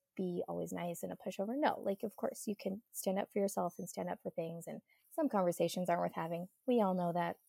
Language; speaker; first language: English; native; English